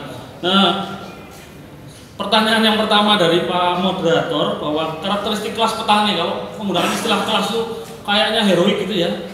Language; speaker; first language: Indonesian; native; Indonesian